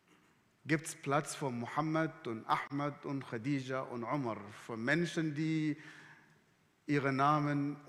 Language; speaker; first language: German; non-native, fluent; Arabic